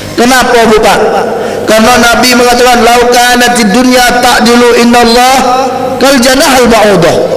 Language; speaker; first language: Malay; native; Malay